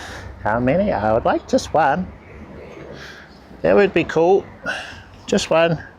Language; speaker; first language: English; native; English